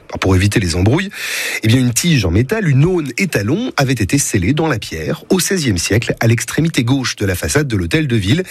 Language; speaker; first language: French; native; French